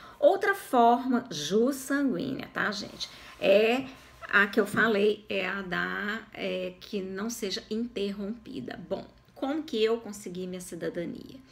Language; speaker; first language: Portuguese; native; Portuguese